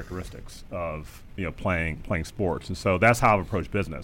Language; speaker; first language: English; native; English